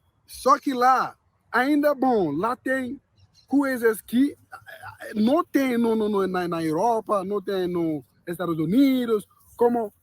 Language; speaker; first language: Portuguese; non-native, learner; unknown